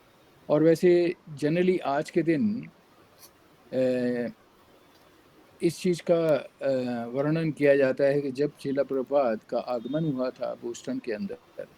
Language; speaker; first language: Hindi; native; Hindi